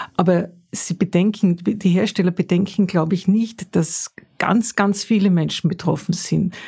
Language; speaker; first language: German; native; German